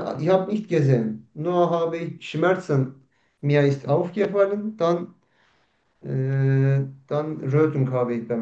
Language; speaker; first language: German; non-native, learner; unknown